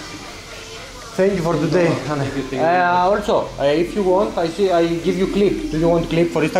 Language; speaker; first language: English; non-native, learner; Albanian